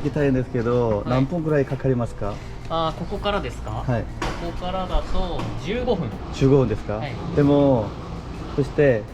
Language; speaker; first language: Japanese; native; Japanese